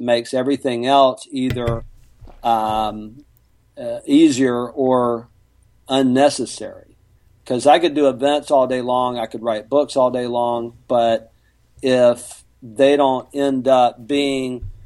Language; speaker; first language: English; native; English